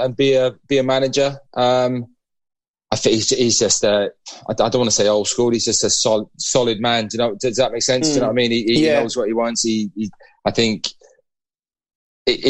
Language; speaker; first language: English; native; English